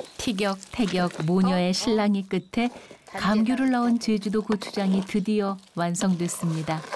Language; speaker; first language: Korean; native; Korean